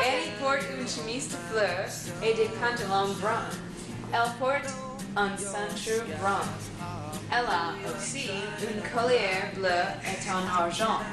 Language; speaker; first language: French; non-native, learner; English